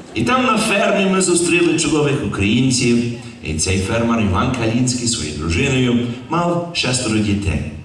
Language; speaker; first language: Ukrainian; early bilingual, heritage; Ukrainian